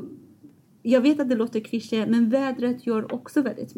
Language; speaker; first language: Swedish; non-native, fluent; Persian